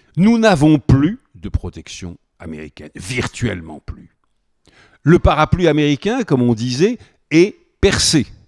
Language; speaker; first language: French; native; French